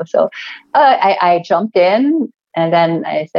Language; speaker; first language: English; non-native, local second language; Cebuano